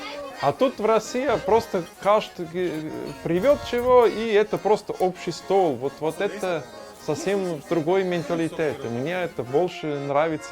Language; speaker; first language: Russian; non-native, learner; German